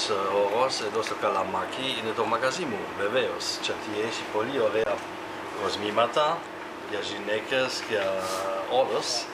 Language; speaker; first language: Greek; non-native, fluent; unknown